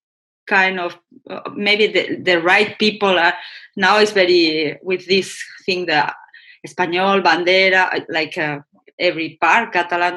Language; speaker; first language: English; non-native, learner; Spanish